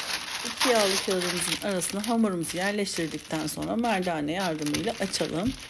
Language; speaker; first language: Turkish; native; Turkish